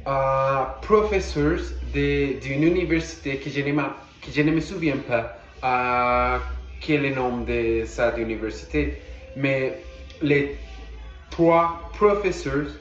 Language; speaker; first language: French; non-native, learner; Portuguese